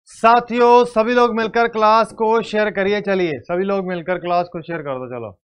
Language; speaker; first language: Hindi; native; Hindi